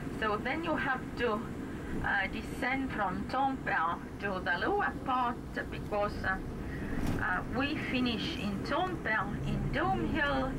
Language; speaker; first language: English; non-native, fluent; Estonian